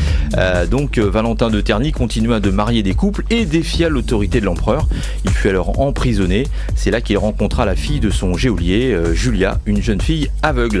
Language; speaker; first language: French; native; French